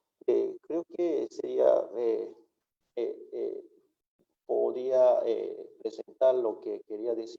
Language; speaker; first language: Spanish; non-native, fluent; Japanese